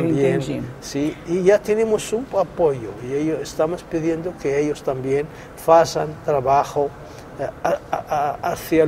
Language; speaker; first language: Spanish; non-native, local second language; Arabic